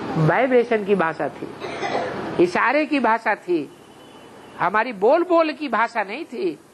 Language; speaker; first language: Hindi; native; Hindi